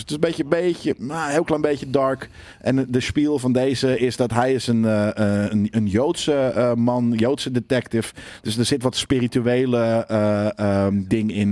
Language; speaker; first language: Dutch; native; Dutch